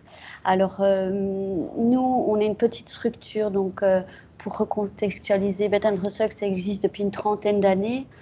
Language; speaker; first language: French; native; French